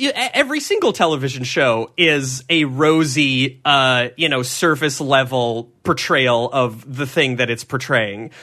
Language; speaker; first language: English; native; English